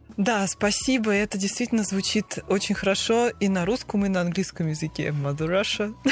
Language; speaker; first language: Russian; native; Russian